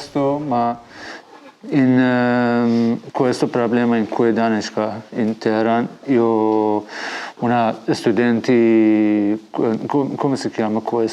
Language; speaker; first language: Italian; non-native, learner; Persian